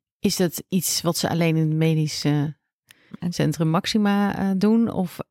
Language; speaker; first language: Dutch; native; Dutch